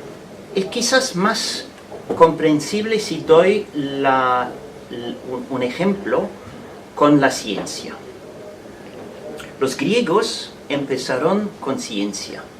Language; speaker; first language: Spanish; non-native, fluent; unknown